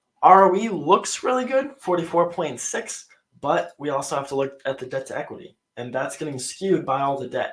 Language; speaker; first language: English; native; English